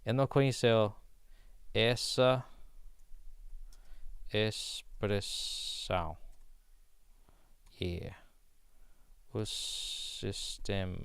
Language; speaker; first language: Portuguese; non-native, learner; English